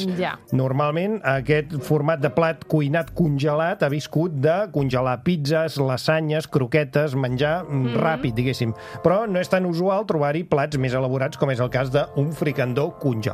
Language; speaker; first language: Catalan; native; Catalan